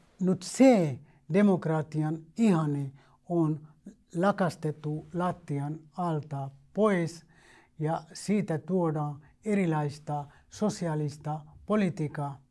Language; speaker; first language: Finnish; non-native, fluent; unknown